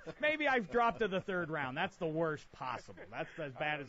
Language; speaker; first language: English; native; English